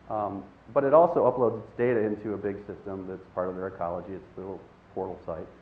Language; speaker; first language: English; native; English